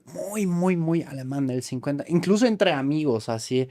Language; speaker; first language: Spanish; non-native, fluent; German